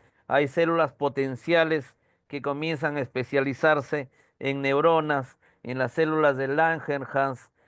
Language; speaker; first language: Spanish; native; Spanish